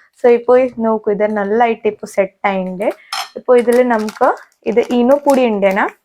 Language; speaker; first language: Malayalam; non-native, learner; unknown